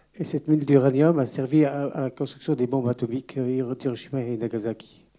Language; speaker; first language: French; native; French